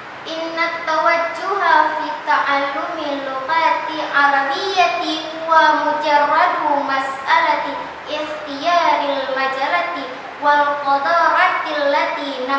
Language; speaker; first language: Arabic; non-native, learner; Indonesian